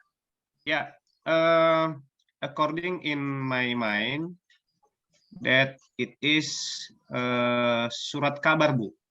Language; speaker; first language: English; non-native, learner; Indonesian